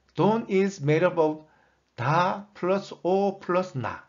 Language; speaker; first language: English; non-native, fluent; Korean